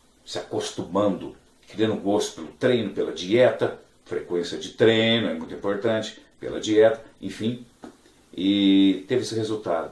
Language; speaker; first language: Portuguese; native; Portuguese